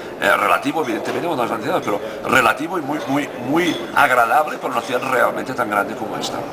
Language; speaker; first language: Spanish; non-native, local second language; Catalan